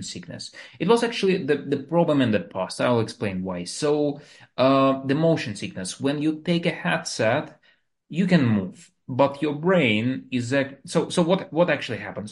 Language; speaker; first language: English; non-native, fluent; Russian